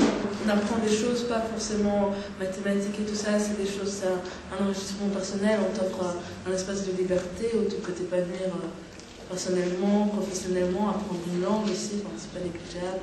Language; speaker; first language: French; native; French